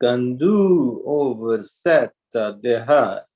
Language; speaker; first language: Swedish; non-native, learner; English